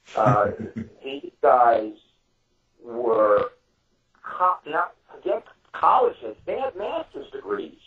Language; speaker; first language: English; native; English